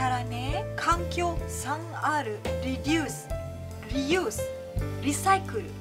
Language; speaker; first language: Japanese; non-native, fluent; Malay